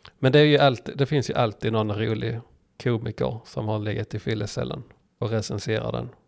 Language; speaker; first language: Swedish; native; Swedish